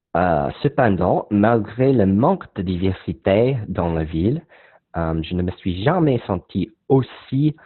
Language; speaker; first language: French; non-native, learner; English